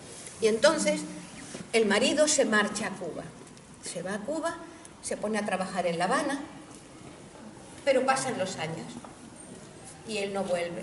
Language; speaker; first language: Spanish; native; Spanish